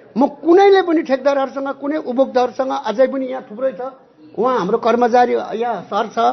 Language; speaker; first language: Nepali; non-native, local second language; Eastern Tamang